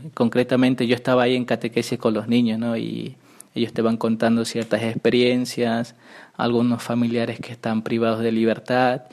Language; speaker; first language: Spanish; native; Spanish